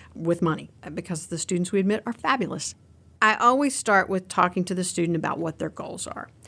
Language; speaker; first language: English; native; English